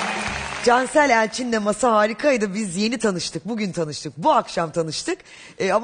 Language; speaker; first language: Turkish; native; Turkish